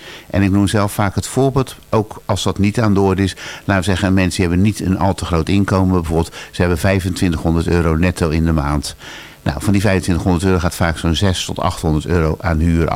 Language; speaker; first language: Dutch; native; Dutch